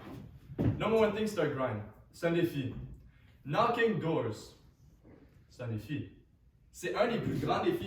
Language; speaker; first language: French; native; French